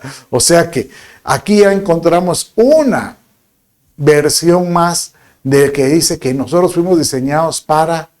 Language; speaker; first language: Spanish; native; Spanish